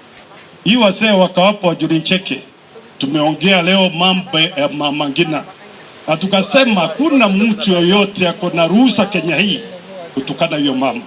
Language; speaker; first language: Swahili; non-native, local second language; Meru